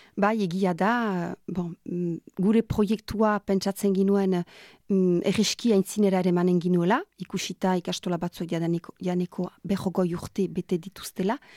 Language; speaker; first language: Basque; native; Basque